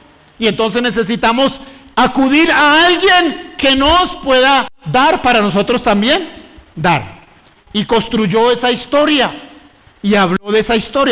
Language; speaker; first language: Spanish; native; Spanish